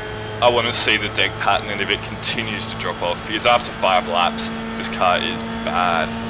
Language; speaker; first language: English; native; English